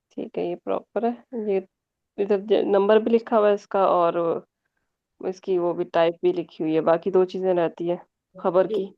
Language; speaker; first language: Urdu; native; Urdu